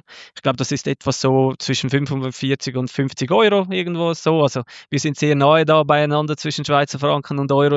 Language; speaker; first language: German; native; German